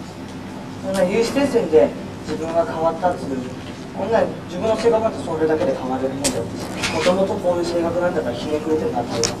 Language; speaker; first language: Japanese; native; Japanese